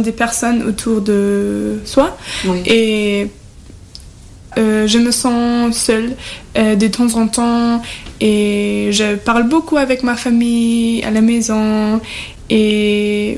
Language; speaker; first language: French; non-native, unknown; German